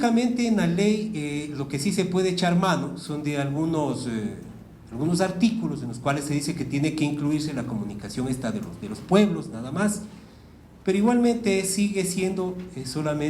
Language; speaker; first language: Spanish; native; Spanish